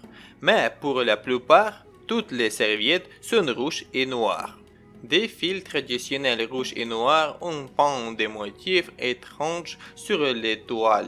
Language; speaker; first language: French; non-native, learner; Ukrainian